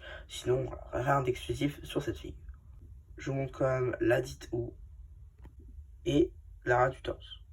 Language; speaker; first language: French; native; French